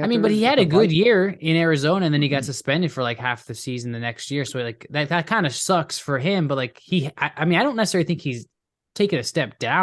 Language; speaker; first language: English; native; English